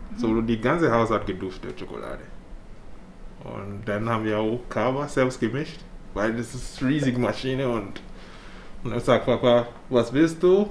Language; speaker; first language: German; non-native, fluent; English